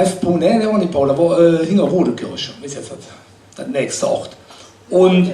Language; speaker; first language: German; native; German